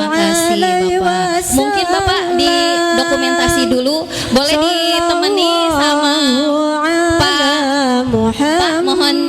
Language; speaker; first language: Indonesian; native; Indonesian